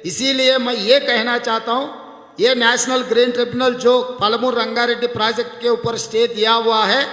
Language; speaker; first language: Hindi; non-native, local second language; Telugu